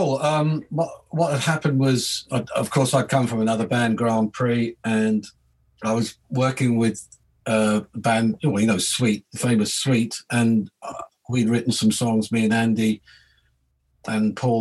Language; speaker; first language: English; native; English